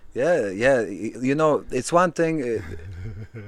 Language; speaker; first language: English; early bilingual, other home language; Polish